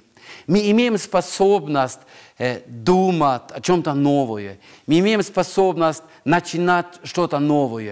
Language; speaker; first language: Russian; non-native, fluent; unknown